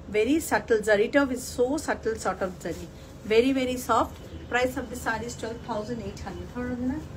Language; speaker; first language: English; non-native, local second language; Bangla